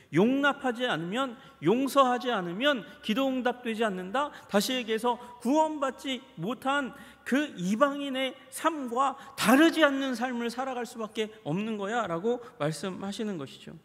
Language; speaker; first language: Korean; native; Korean